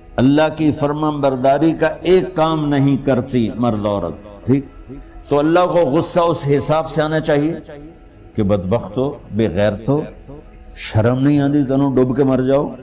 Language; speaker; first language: Urdu; non-native, local second language; Punjabi